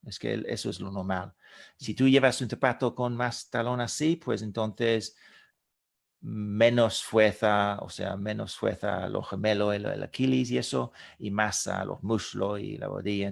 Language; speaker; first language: Spanish; non-native, fluent; English